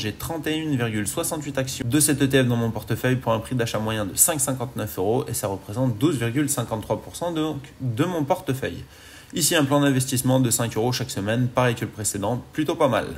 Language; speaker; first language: French; native; French